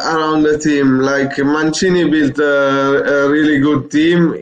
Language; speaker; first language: English; non-native, fluent; Italian